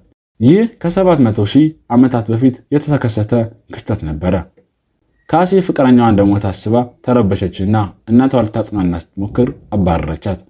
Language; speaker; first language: Amharic; native; Amharic